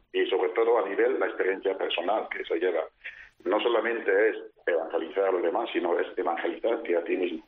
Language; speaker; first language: Spanish; non-native, local second language; Fang